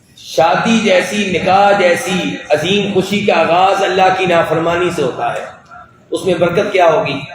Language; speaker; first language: Urdu; non-native, local second language; Punjabi